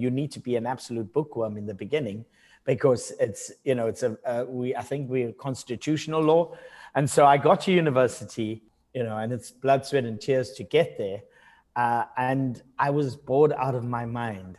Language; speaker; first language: English; non-native, local second language; Zulu